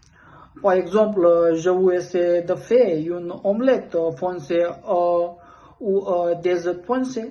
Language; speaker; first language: French; non-native, learner; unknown